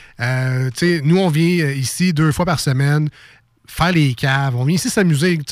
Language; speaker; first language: French; native; French